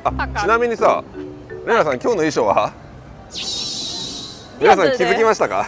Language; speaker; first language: Japanese; native; Japanese